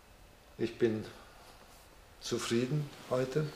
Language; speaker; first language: German; non-native, fluent; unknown